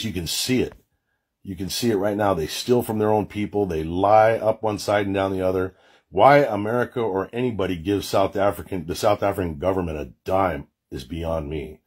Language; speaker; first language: English; native; English